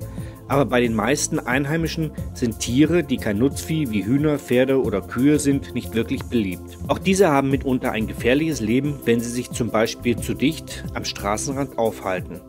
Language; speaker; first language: German; native; German